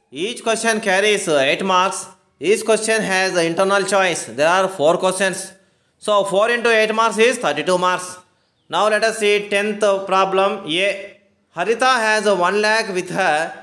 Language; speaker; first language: English; non-native, local second language; Telugu